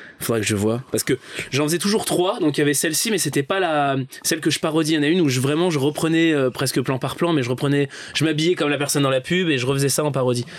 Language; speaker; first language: French; native; French